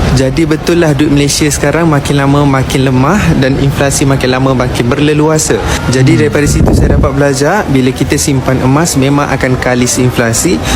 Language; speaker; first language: Malay; native; Malay